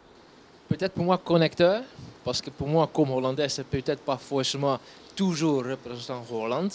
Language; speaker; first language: French; non-native, fluent; Dutch